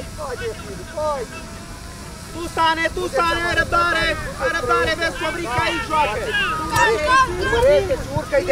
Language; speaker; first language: Romanian; native; Romanian